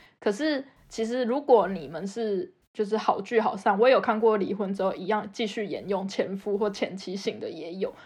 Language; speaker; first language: Chinese; native; Chinese